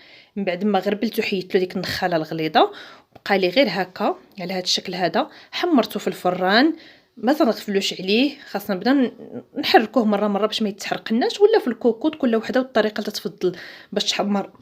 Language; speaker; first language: Arabic; native; Arabic